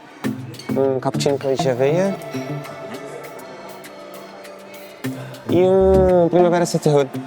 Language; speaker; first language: Portuguese; native; Portuguese